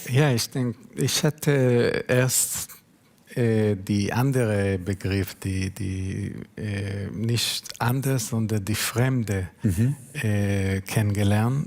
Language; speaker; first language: German; non-native, learner; Hebrew